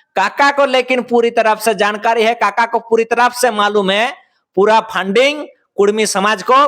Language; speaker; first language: Hindi; non-native, local second language; Bangla